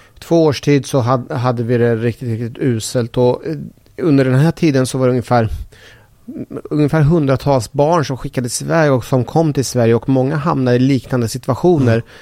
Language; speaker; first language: Swedish; early bilingual, other home language; Persian